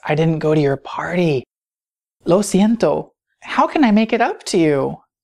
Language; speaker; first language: English; native; English